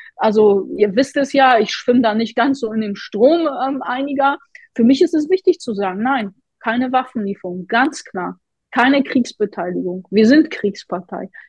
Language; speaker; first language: German; non-native, fluent; Polish